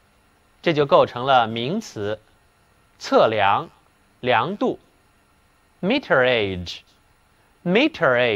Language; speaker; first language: Chinese; native; Chinese